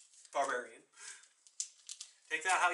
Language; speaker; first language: English; native; English